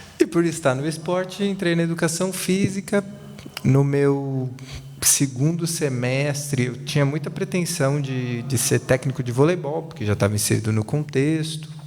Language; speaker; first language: Portuguese; native; Portuguese